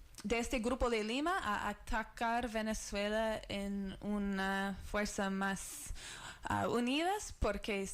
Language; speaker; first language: Spanish; non-native, learner; English